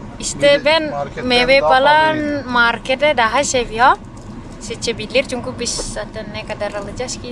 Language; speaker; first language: Turkish; non-native, learner; Indonesian